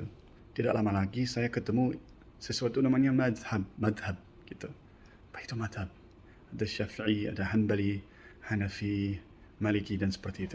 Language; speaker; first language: Indonesian; non-native, fluent; English